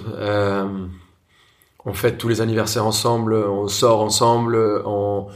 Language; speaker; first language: French; non-native, fluent; Spanish